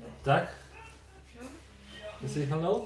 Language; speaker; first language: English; non-native, learner; Polish